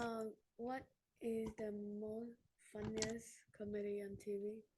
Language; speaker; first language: English; non-native, learner; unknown